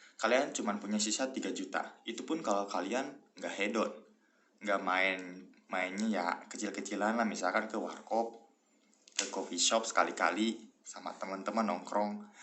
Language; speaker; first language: Indonesian; native; Indonesian